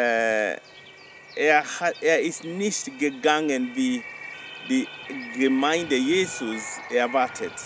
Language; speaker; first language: German; non-native, learner; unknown